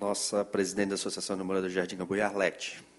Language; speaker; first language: Portuguese; native; Portuguese